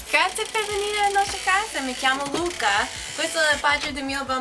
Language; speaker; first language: Italian; non-native, learner; English